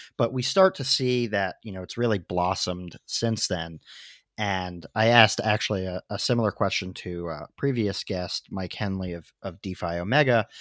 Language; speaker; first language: English; native; English